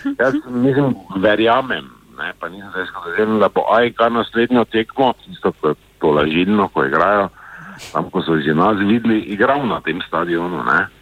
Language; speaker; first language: Slovenian; native; Slovenian